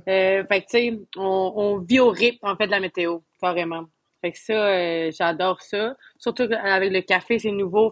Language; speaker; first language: French; native; French